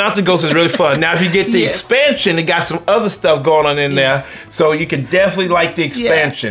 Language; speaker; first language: English; native; English